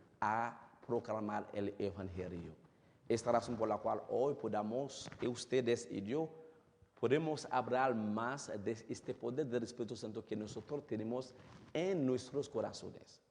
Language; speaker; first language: Spanish; non-native, fluent; Haitian Creole